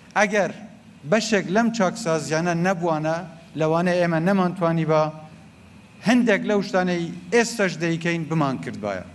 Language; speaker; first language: Central Kurdish; non-native, local second language; Kurdish